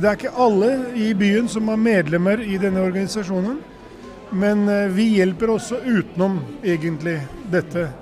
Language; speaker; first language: Swedish; non-native, fluent; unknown